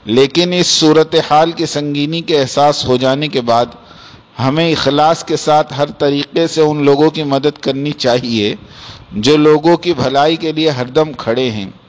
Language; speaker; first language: Urdu; native; Urdu